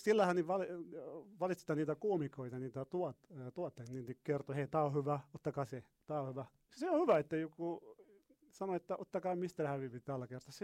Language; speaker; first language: Finnish; non-native, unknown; Arabic